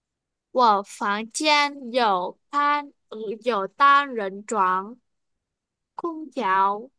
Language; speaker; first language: Chinese; non-native, fluent; Vietnamese